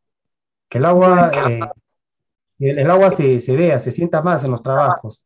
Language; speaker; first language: Spanish; native; Spanish